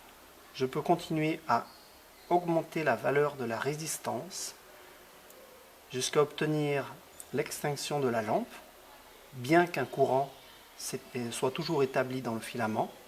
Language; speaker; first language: French; native; French